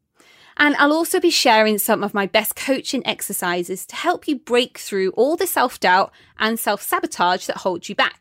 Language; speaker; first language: English; native; English